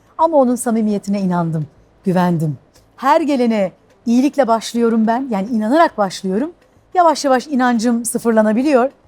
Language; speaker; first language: Turkish; native; Turkish